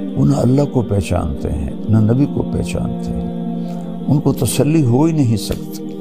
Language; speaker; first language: Urdu; non-native, local second language; Punjabi